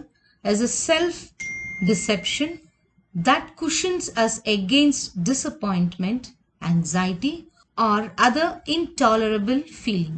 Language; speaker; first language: English; non-native, local second language; Kannada